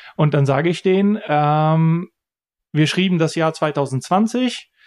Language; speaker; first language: German; early bilingual, other home language; Bulgarian